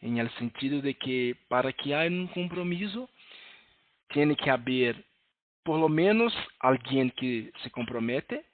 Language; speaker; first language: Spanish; non-native, learner; Portuguese